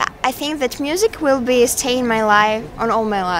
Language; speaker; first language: English; non-native, learner; Russian